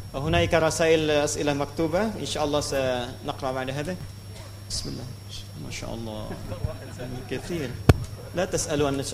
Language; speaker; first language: Arabic; non-native, fluent; Indonesian